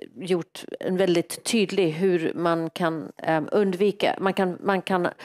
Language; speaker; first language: Swedish; non-native, fluent; English